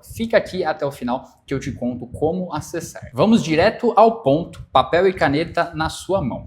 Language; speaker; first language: Portuguese; native; Portuguese